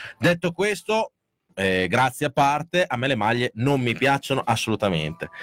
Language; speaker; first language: Italian; native; Italian